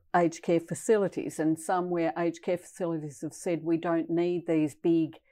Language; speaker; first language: English; native; English